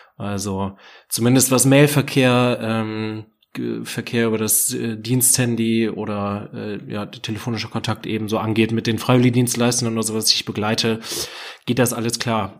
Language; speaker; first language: German; native; German